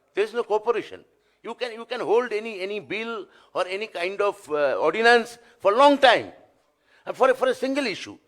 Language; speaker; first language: English; non-native, local second language; Bangla